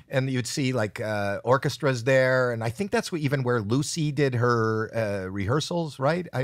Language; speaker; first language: English; native; English